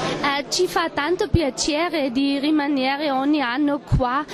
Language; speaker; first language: Italian; non-native, learner; German